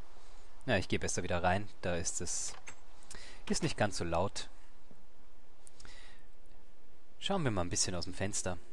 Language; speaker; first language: German; native; German